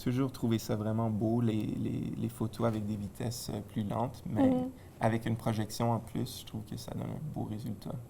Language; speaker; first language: French; native; French